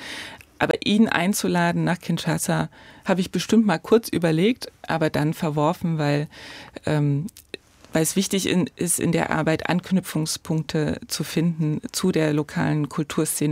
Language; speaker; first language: German; native; German